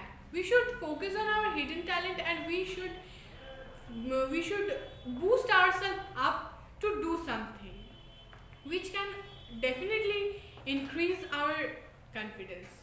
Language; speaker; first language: English; non-native, local second language; Bangla